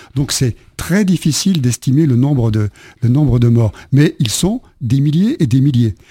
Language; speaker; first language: French; native; French